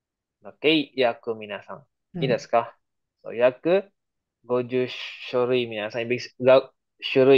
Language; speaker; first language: Japanese; non-native, fluent; Filipino